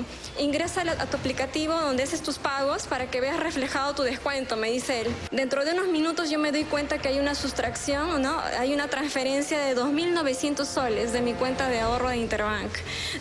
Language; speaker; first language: Spanish; native; Spanish